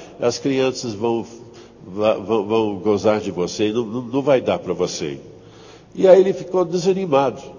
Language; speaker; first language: Portuguese; non-native, fluent; English